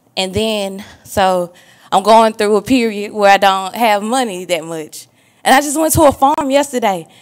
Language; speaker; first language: English; native; English